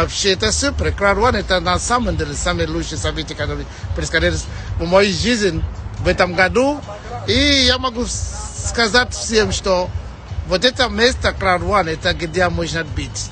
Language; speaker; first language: Russian; non-native, fluent; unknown